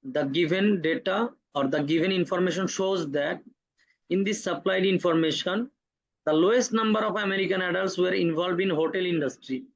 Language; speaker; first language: English; non-native, local second language; Bangla